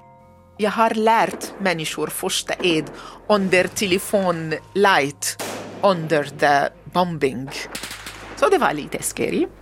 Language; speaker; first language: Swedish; non-native, learner; Arabic